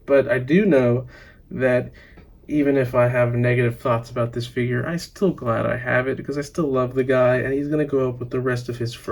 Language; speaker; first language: English; native; English